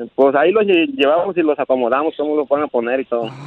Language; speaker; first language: Spanish; non-native, local second language; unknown